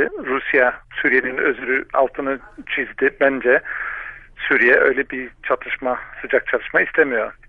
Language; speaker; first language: Turkish; non-native, fluent; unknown